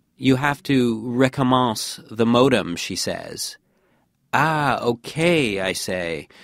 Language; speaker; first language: English; native; English